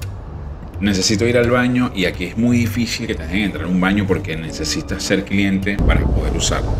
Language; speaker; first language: Spanish; native; Spanish